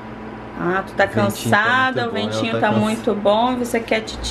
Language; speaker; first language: Portuguese; native; Portuguese